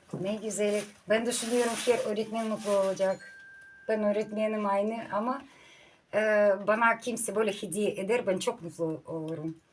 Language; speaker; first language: Turkish; non-native, learner; Russian